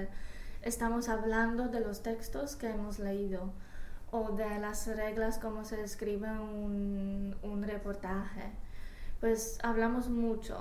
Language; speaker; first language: Spanish; non-native, fluent; Polish